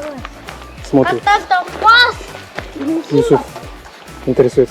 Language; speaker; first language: Russian; non-native, learner; English